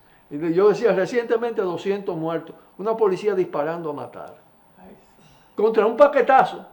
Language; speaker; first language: Spanish; native; Spanish